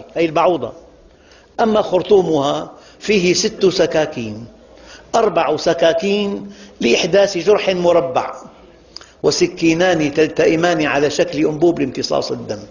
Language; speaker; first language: Arabic; native; Arabic